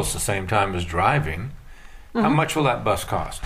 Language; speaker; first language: English; native; English